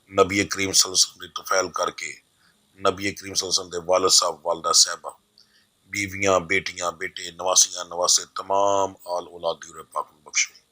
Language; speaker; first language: Urdu; non-native, local second language; Punjabi